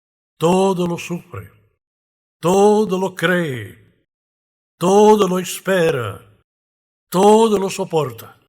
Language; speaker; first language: Spanish; non-native, fluent; Portuguese